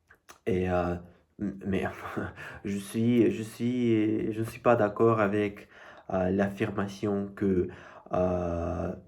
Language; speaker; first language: French; non-native, fluent; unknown